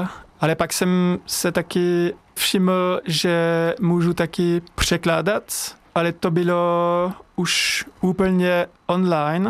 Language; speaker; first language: Czech; non-native, learner; French